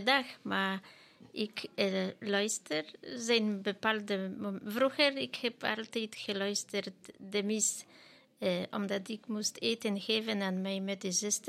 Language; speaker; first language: Dutch; non-native, fluent; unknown